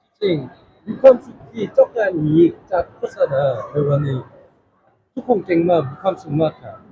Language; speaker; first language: Thai; non-native, learner; Korean